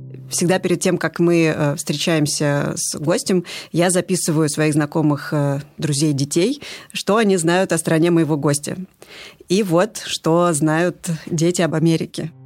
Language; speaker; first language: Russian; native; Russian